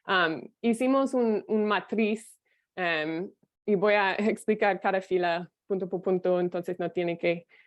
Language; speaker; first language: Spanish; non-native, fluent; English